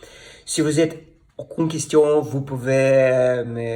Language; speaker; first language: French; non-native, learner; Russian